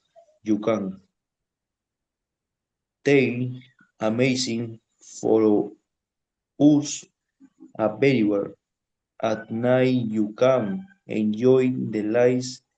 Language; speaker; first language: English; non-native, learner; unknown